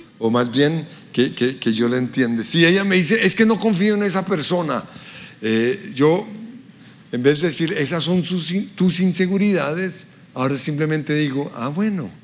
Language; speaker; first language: Spanish; early bilingual, other home language; English